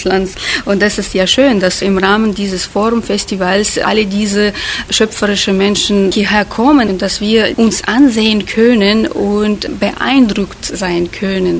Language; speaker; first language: German; non-native, fluent; Russian